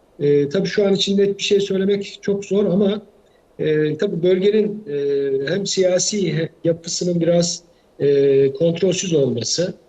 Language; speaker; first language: Turkish; native; Turkish